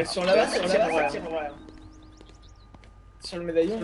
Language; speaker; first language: French; native; French